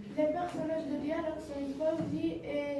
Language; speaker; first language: French; non-native, learner; Arabic